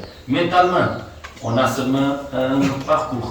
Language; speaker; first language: French; non-native, fluent; Portuguese